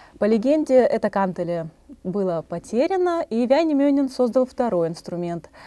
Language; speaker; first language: Russian; native; Russian